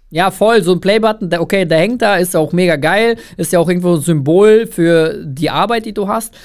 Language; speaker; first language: German; early bilingual, other home language; Russian